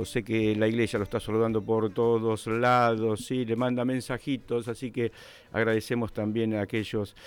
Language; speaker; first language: Spanish; native; Spanish